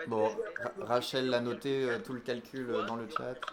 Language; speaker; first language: French; native; French